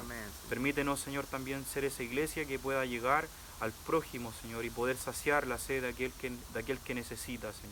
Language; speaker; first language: Spanish; native; Spanish